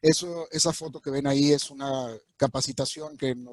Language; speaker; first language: Spanish; native; Spanish